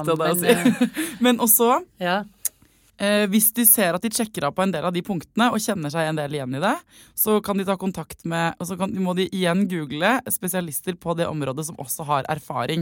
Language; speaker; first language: Norwegian; native; Norwegian